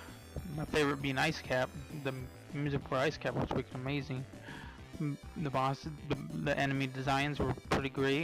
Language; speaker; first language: English; native; English